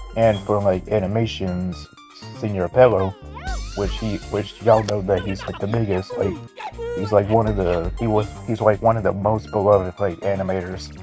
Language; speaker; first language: English; native; English